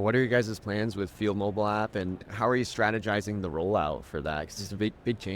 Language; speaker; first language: English; native; English